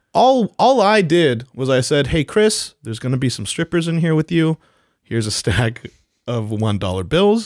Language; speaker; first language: English; native; English